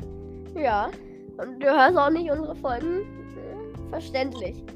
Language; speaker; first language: German; native; German